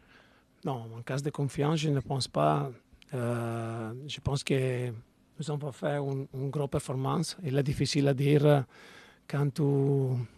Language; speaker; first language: French; non-native, learner; Italian